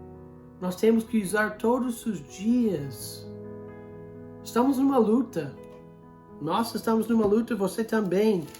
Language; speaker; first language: Portuguese; non-native, fluent; English